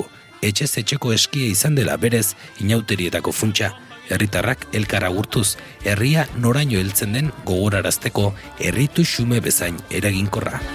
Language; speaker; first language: Basque; native; Basque